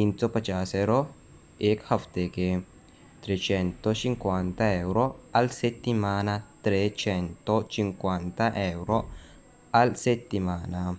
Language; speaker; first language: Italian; non-native, learner; Urdu